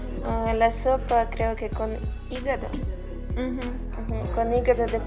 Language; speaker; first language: Spanish; non-native, learner; Ukrainian